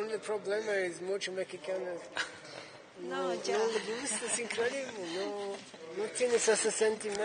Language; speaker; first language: Spanish; non-native, learner; English